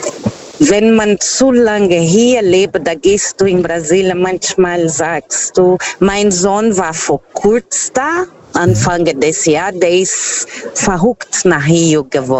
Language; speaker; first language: German; non-native, fluent; Portuguese